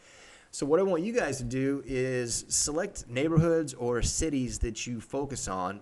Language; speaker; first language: English; native; English